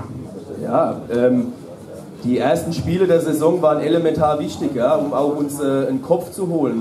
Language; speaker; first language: German; native; German